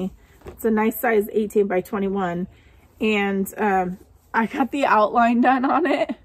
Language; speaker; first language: English; native; English